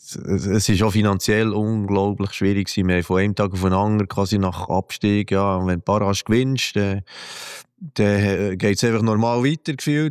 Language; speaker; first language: German; native; German